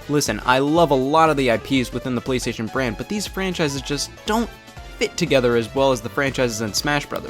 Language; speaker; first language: English; native; English